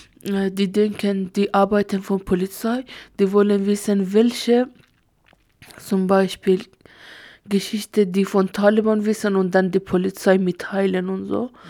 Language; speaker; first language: German; non-native, learner; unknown